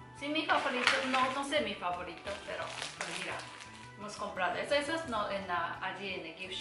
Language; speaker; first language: Spanish; non-native, learner; Japanese